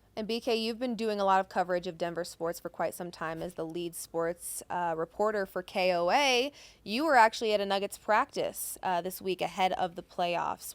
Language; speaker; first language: English; native; English